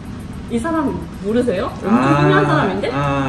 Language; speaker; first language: Korean; non-native, fluent; Vietnamese